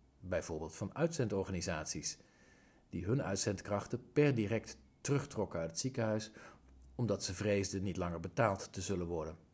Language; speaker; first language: Dutch; native; Dutch